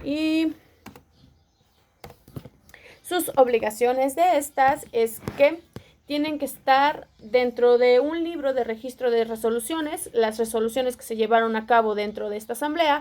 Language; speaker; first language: Spanish; native; Spanish